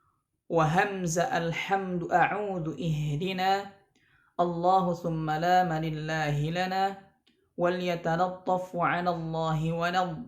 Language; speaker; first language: Arabic; non-native, fluent; Indonesian